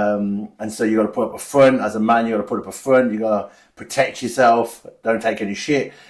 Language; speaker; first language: English; native; English